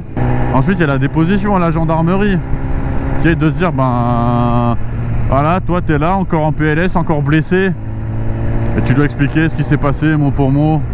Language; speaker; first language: French; native; French